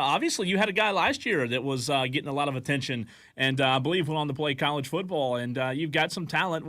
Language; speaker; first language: English; native; English